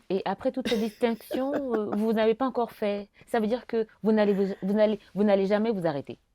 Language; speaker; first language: French; non-native, local second language; Bambara